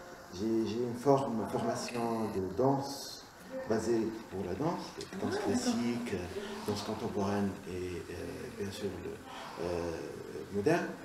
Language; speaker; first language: French; non-native, local second language; Arabic